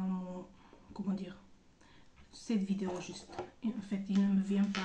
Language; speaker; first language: French; non-native, fluent; Bulgarian